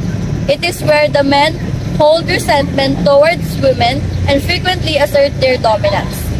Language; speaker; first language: English; non-native, local second language; Filipino